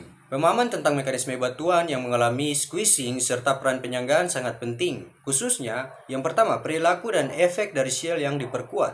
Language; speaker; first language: Indonesian; native; Indonesian